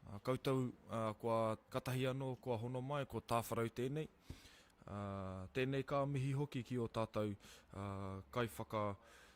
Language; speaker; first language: Māori; non-native, local second language; English